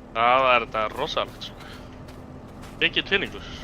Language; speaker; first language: Icelandic; native; Icelandic